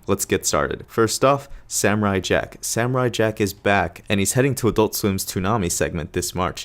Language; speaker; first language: English; native; English